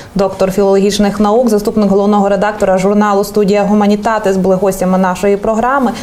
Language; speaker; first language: Ukrainian; native; Ukrainian